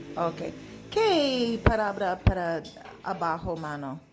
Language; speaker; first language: Spanish; non-native, learner; English